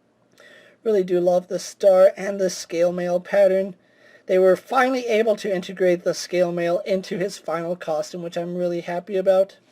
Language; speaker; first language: English; native; English